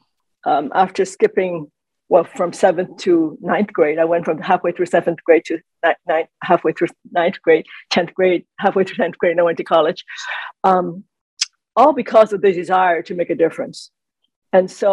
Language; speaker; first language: English; non-native, local second language; Cantonese